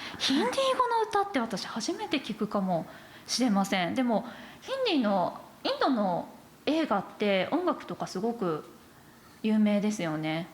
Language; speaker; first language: Japanese; native; Japanese